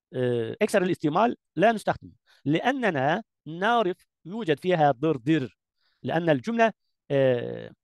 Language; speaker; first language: Arabic; non-native, learner; Turkish